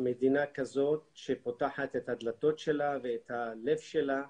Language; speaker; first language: Hebrew; non-native, fluent; Arabic